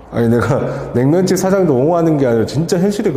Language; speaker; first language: Korean; native; Korean